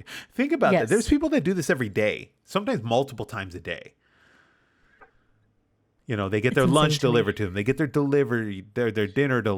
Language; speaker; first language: English; native; English